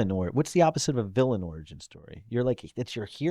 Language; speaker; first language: English; native; English